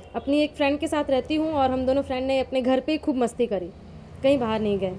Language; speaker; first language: Hindi; native; Hindi